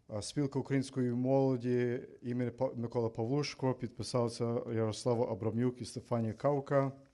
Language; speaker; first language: Ukrainian; early bilingual, heritage; Ukrainian